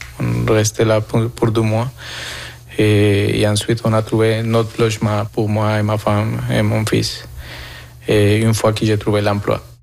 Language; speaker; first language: French; non-native, fluent; Spanish